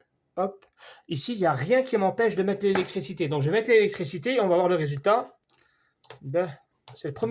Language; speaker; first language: French; native; French